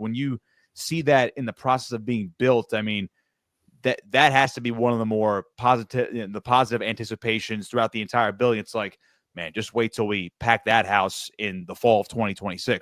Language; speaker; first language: English; native; English